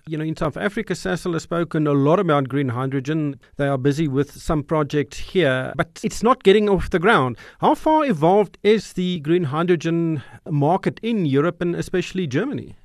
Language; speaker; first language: English; non-native, local second language; Afrikaans